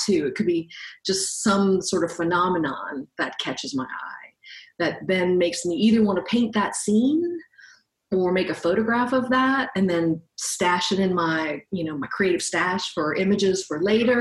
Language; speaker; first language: English; native; English